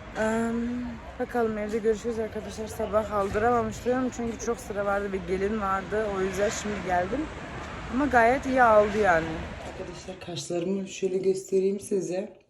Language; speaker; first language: Turkish; early bilingual, heritage; Turkish